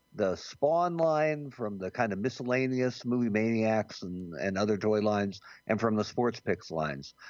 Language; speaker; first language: English; native; English